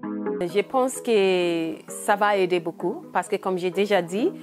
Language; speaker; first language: French; non-native, learner; English